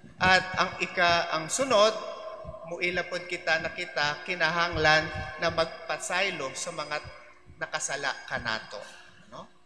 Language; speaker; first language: Cebuano; non-native, local second language; Filipino